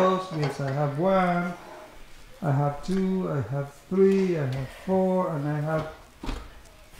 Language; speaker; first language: English; non-native, learner; Spanish